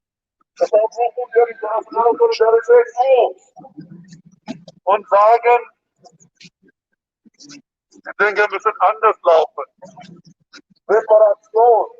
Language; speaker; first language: German; non-native, fluent; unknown